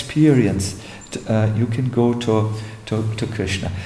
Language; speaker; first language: English; non-native, fluent; German